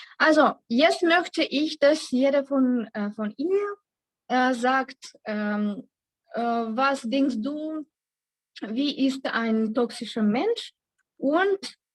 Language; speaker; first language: German; non-native, learner; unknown